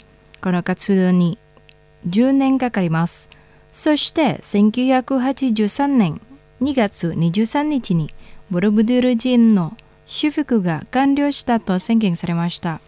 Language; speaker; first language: Japanese; non-native, fluent; Indonesian